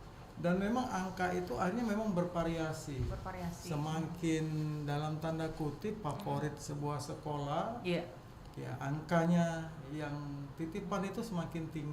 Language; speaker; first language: Indonesian; native; Indonesian